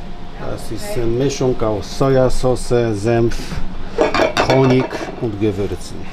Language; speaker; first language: German; non-native, fluent; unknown